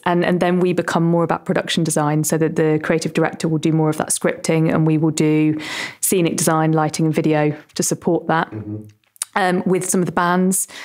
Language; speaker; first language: English; native; English